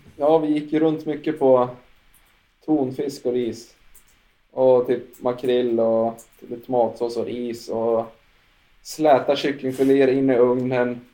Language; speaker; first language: Swedish; native; Swedish